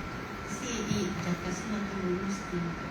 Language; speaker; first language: Spanish; non-native, fluent; Portuguese